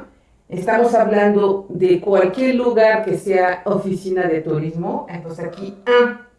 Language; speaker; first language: Spanish; non-native, fluent; French